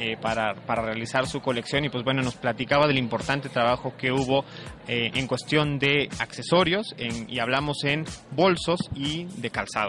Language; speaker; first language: Spanish; native; Spanish